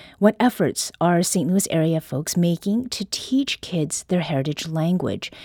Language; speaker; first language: English; early bilingual, other home language; Korean